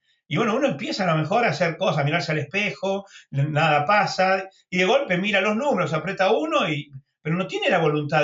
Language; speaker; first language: Spanish; native; Spanish